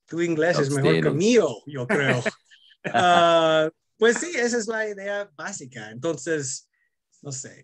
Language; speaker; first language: Spanish; non-native, fluent; English